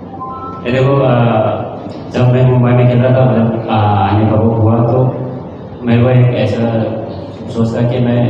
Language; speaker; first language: Hindi; non-native, local second language; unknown